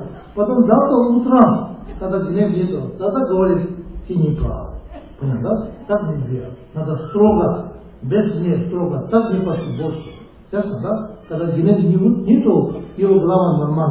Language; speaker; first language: Russian; non-native, learner; Tibetan